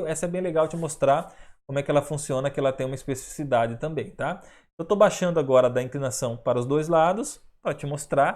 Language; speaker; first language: Portuguese; native; Portuguese